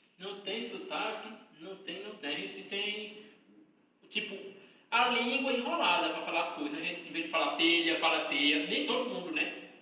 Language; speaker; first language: Portuguese; native; Portuguese